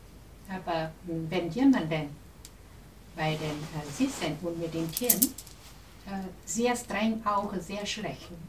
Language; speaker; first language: German; non-native, learner; Vietnamese